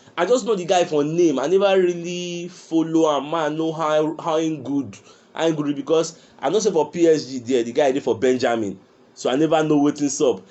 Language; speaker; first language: Nigerian Pidgin; non-native, local second language; Yoruba